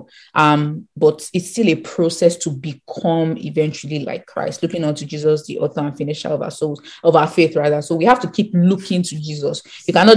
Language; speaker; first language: English; non-native, local second language; Yoruba